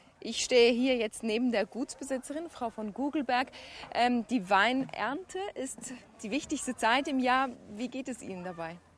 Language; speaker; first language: German; native; German